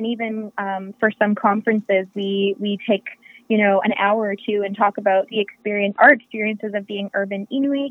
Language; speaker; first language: English; native; English